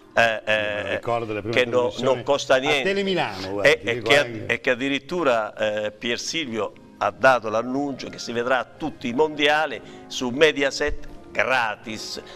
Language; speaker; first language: Italian; native; Italian